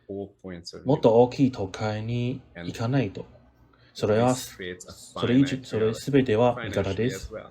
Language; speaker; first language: Japanese; non-native, learner; English